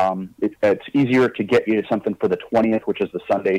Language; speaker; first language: English; native; English